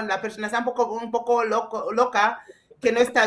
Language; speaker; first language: Spanish; non-native, fluent; English